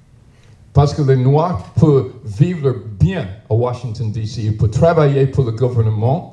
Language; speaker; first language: French; non-native, learner; English